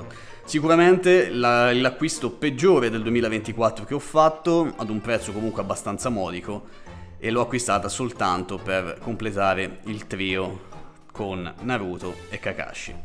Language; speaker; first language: Italian; native; Italian